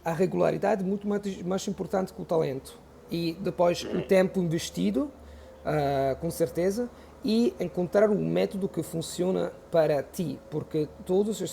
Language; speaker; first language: Portuguese; non-native, fluent; Italian